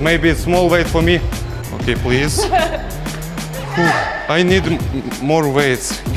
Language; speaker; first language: English; non-native, learner; Russian